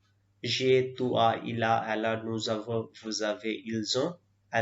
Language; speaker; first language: French; non-native, learner; Hindi